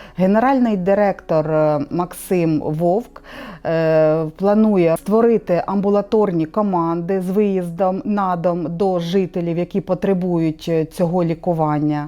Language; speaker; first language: Ukrainian; native; Ukrainian